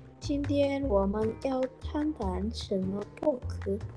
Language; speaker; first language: Chinese; non-native, learner; Indonesian